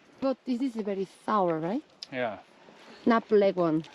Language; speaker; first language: English; non-native, learner; Korean